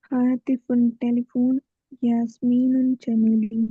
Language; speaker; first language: Arabic; non-native, learner; Urdu